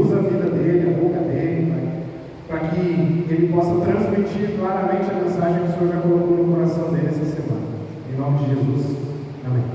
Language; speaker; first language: Portuguese; native; Portuguese